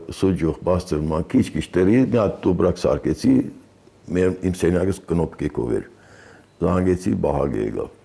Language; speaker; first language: Armenian; early bilingual, heritage; Arabic